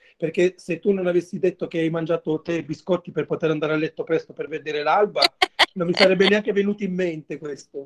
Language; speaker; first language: Italian; native; Italian